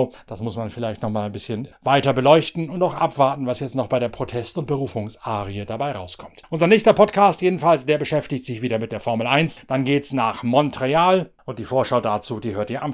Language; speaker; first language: German; native; German